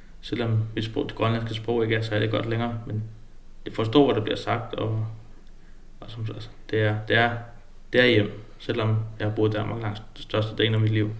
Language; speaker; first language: Danish; early bilingual, other home language; Kalaallisut